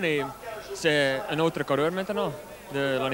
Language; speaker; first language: French; non-native, learner; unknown